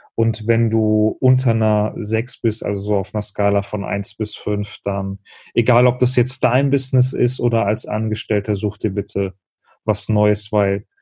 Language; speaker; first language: German; native; German